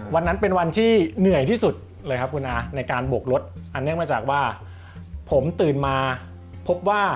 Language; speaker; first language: Thai; native; Thai